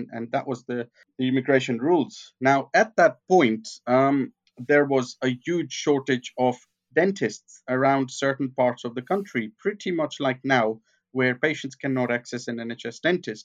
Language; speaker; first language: English; non-native, local second language; Gujarati